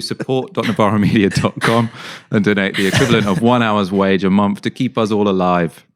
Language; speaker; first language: English; native; English